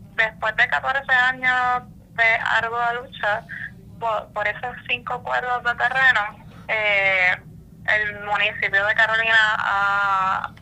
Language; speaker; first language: Spanish; native; Spanish